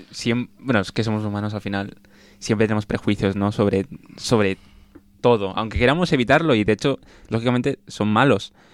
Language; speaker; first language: Spanish; early bilingual, other home language; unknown